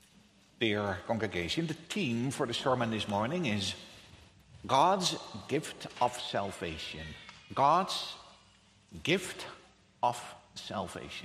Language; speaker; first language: English; non-native, fluent; Dutch